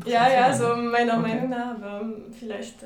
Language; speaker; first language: German; non-native, fluent; French